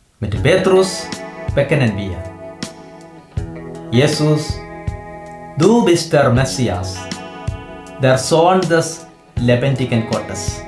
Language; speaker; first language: German; non-native, fluent; Malayalam